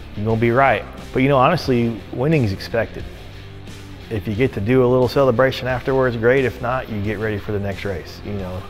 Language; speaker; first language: English; native; English